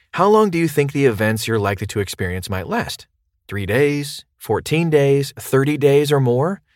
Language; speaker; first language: English; native; English